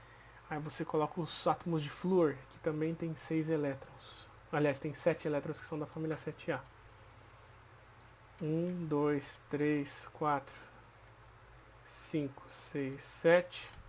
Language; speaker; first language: Portuguese; native; Portuguese